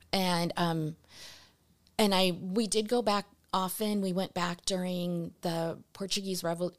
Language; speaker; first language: English; early bilingual, other home language; Portuguese